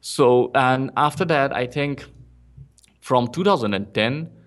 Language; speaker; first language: English; non-native, local second language; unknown